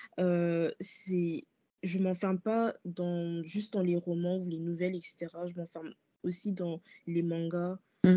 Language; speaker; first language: French; early bilingual, other home language; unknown